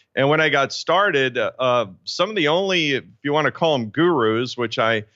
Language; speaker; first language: English; native; English